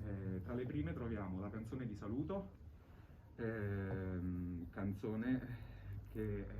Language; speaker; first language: Italian; native; Italian